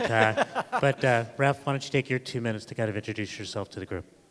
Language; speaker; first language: English; native; English